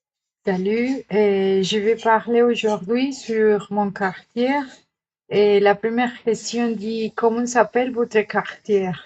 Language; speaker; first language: French; non-native, learner; Spanish